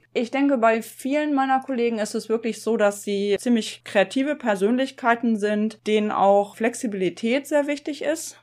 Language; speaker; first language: German; native; German